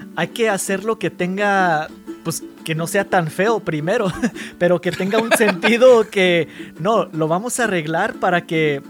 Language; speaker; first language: Spanish; early bilingual, heritage; Spanish